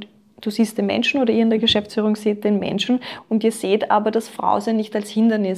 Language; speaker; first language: German; native; German